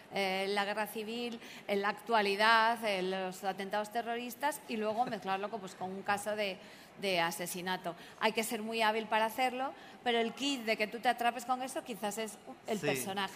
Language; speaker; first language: Spanish; native; Spanish